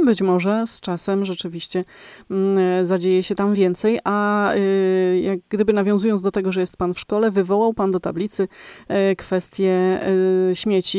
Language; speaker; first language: Polish; native; Polish